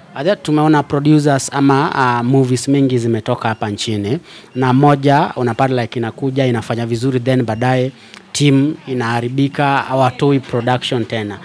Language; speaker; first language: Swahili; native; Swahili